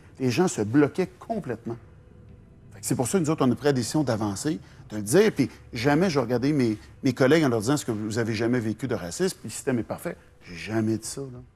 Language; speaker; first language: French; native; French